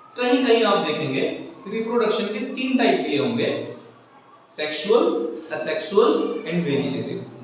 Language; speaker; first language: Hindi; native; Hindi